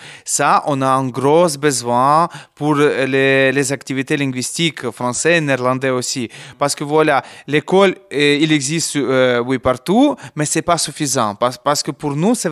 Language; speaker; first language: French; non-native, learner; Ukrainian